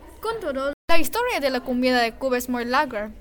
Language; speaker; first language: Spanish; non-native, learner; English